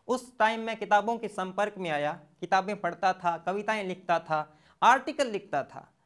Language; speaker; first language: Hindi; native; Hindi